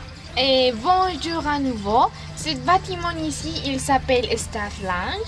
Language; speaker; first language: French; non-native, learner; Spanish